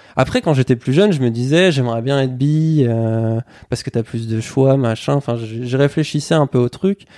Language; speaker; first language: French; native; French